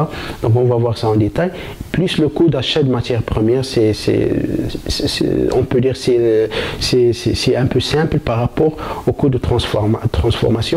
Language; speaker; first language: French; non-native, local second language; Arabic